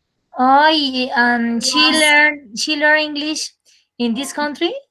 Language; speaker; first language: English; non-native, learner; Spanish